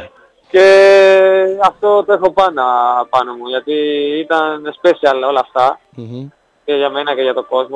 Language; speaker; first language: Greek; non-native, learner; Spanish